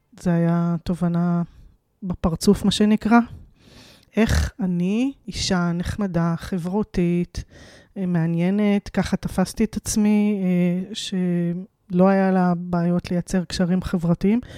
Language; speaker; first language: Hebrew; native; Hebrew